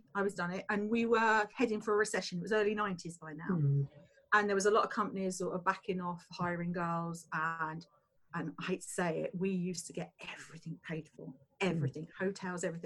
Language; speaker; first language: English; native; English